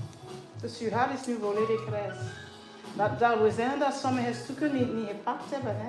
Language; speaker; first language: Dutch; non-native, learner; English